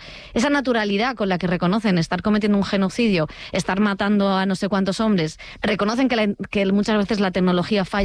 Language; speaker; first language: Spanish; native; Spanish